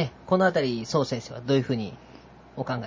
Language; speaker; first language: Japanese; native; Japanese